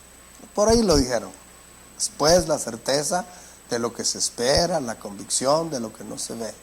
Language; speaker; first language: Spanish; native; Spanish